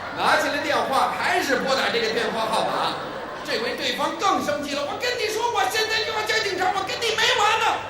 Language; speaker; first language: Chinese; non-native, fluent; English